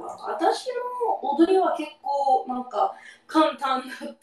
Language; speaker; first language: Japanese; non-native, learner; English